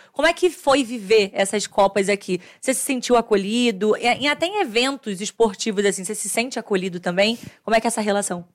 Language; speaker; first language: Portuguese; native; Portuguese